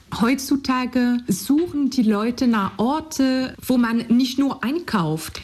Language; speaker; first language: German; non-native, fluent; French